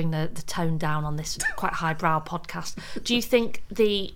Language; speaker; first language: English; native; English